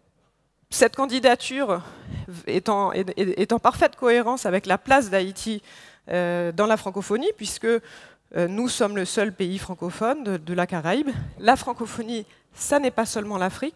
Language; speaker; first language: French; non-native, local second language; Haitian Creole